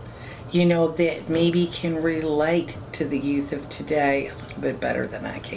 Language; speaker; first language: English; native; English